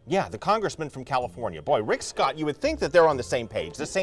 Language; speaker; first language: English; native; English